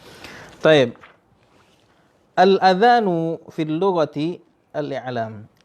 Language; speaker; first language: Arabic; non-native, fluent; Indonesian